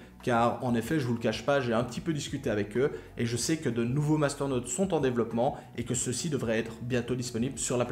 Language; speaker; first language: French; native; French